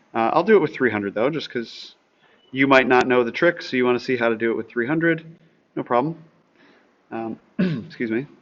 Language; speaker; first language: English; native; English